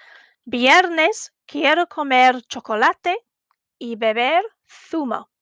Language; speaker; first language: Spanish; non-native, fluent; English